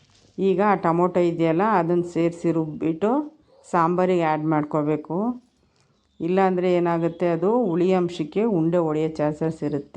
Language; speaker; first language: Kannada; native; Kannada